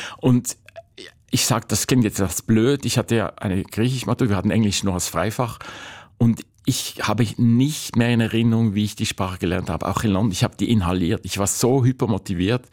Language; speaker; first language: German; native; German